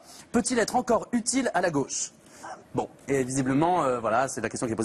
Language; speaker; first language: French; native; French